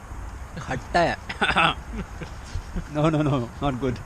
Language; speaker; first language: English; non-native, local second language; Hindi